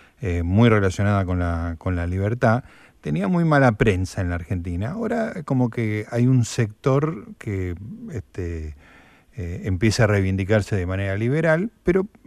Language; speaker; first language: Spanish; native; Spanish